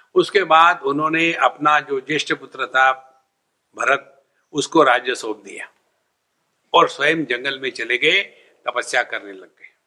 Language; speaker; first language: Hindi; non-native, local second language; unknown